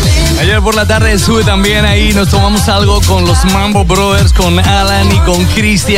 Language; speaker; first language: Spanish; native; Spanish